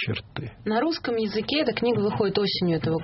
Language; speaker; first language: Russian; native; Russian